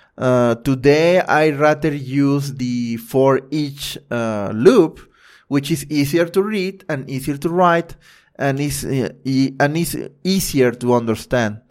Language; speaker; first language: English; non-native, fluent; Spanish